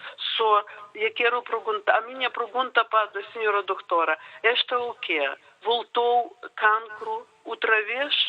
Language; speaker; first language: Portuguese; non-native, learner; Ukrainian